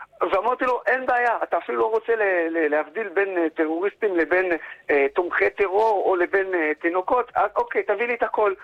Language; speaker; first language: Hebrew; non-native, local second language; Arabic